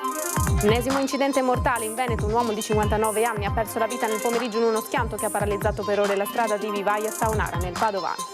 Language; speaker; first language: Italian; native; Italian